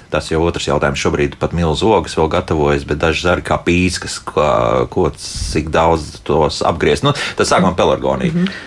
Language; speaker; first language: Latvian; native; Latvian